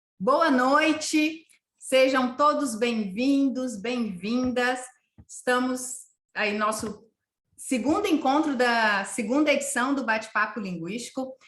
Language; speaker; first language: Portuguese; native; Portuguese